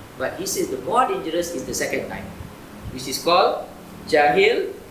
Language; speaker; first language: English; non-native, local second language; Malay